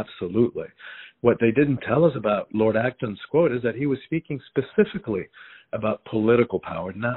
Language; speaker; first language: English; early bilingual, other home language; Spanish